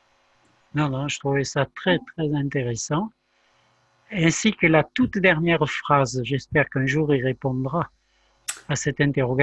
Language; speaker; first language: French; native; French